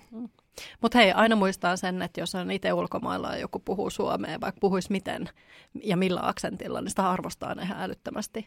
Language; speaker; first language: Finnish; native; Finnish